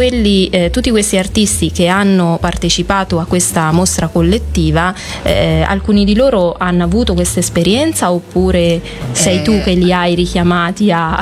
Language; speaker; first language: Italian; native; Italian